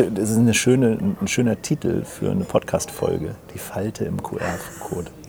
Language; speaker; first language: German; native; German